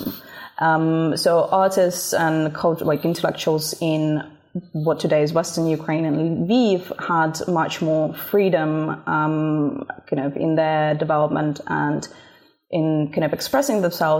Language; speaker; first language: English; non-native, fluent; Russian